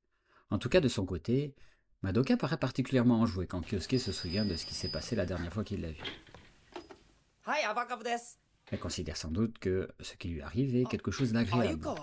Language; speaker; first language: French; native; French